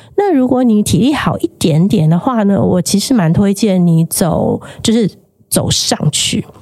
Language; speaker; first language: Chinese; native; Chinese